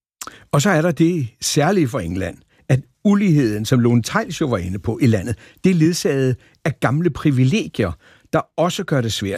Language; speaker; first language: Danish; native; Danish